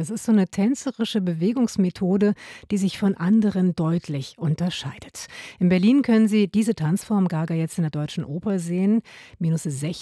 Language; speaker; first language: German; native; German